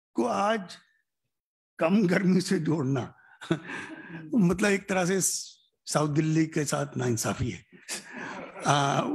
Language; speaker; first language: Hindi; native; Hindi